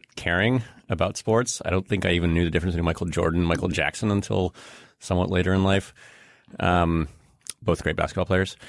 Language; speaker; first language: English; native; English